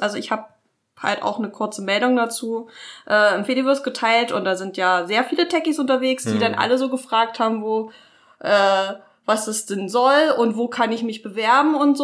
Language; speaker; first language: German; native; German